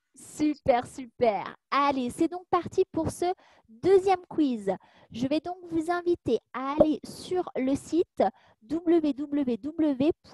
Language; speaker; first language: French; native; French